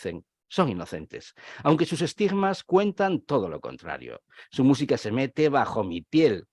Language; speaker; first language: Spanish; native; Spanish